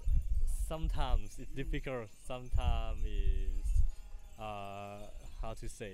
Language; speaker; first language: English; non-native, learner; Thai